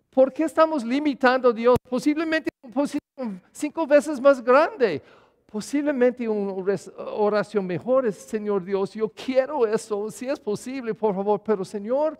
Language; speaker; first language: Spanish; non-native, learner; English